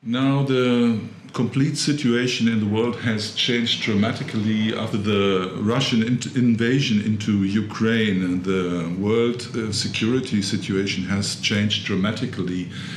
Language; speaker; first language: English; non-native, fluent; German